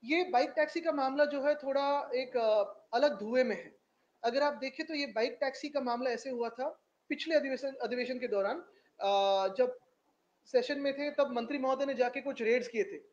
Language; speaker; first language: Hindi; non-native, local second language; Marathi